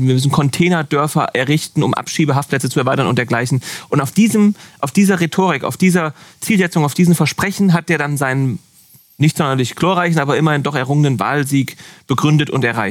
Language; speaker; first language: German; native; German